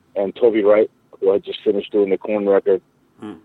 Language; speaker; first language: English; early bilingual, other home language; Spanish